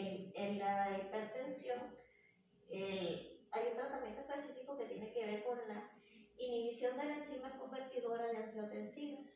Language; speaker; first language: Spanish; native; Spanish